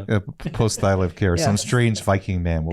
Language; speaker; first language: English; native; English